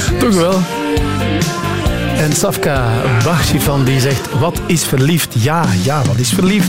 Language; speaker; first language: Dutch; native; Dutch